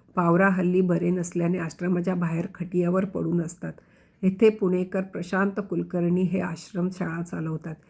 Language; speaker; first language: Marathi; non-native, local second language; Konkani